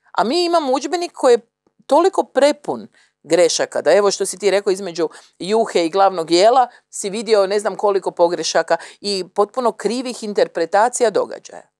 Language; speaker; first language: Croatian; native; Croatian